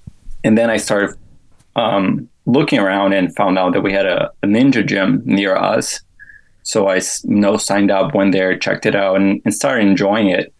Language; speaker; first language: English; non-native, fluent; Portuguese